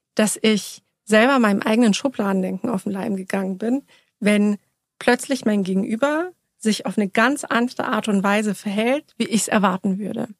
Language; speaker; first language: German; early bilingual, other home language; Persian